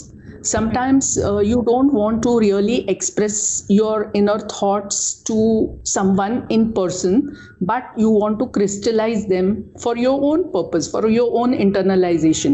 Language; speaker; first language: English; non-native, local second language; Marathi